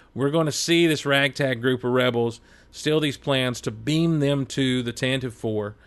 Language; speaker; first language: English; native; English